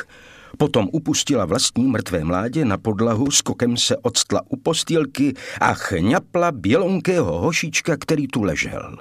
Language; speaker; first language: Czech; native; Czech